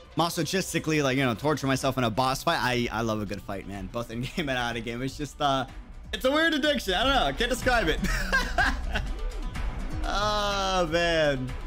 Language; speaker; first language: English; native; English